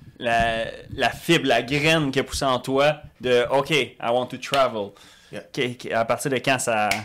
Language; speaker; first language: French; native; French